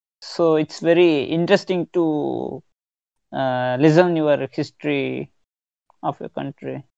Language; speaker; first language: English; non-native, local second language; Tamil